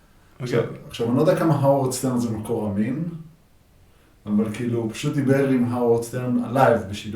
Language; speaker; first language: Hebrew; native; Hebrew